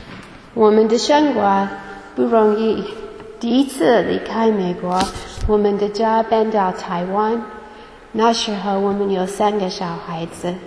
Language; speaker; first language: Chinese; non-native, fluent; English